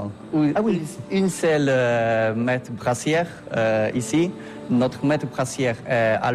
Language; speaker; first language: French; non-native, learner; Polish